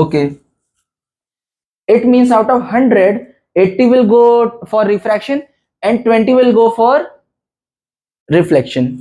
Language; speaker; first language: English; non-native, local second language; Hindi